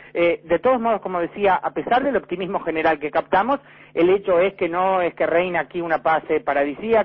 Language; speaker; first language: Spanish; native; Spanish